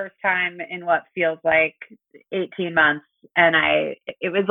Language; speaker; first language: English; native; English